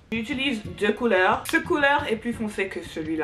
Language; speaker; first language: French; non-native, learner; English